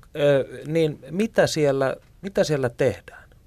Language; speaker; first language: Finnish; native; Finnish